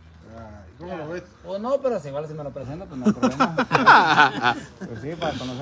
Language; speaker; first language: Spanish; native; Spanish